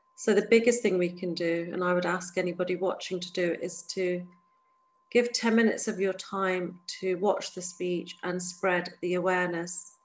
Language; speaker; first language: English; native; English